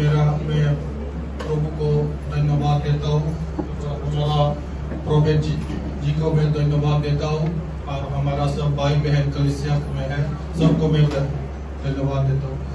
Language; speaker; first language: Hindi; non-native, local second language; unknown